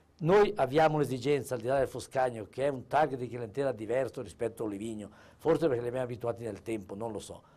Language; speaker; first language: Italian; native; Italian